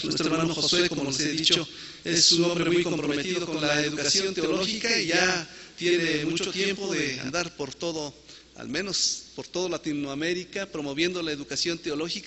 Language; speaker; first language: Spanish; native; Spanish